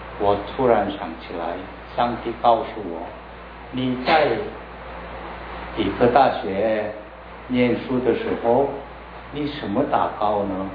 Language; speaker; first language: Chinese; non-native, learner; Korean